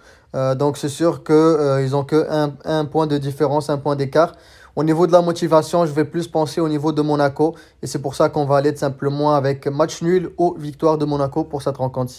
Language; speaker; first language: French; native; French